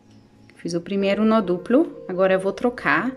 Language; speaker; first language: Portuguese; non-native, fluent; German